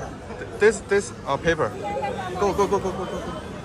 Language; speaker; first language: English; non-native, learner; Chinese